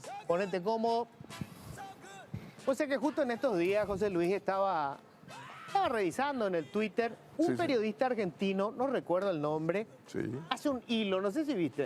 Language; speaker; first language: Spanish; native; Spanish